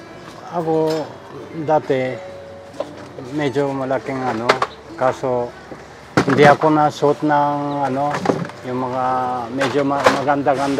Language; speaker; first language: Filipino; non-native, learner; Japanese